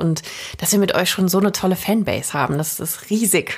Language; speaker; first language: German; native; German